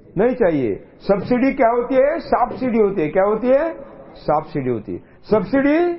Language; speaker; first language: Hindi; non-native, local second language; Marathi